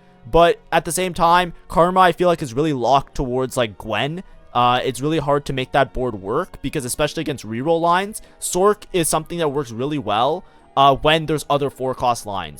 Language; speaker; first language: English; native; English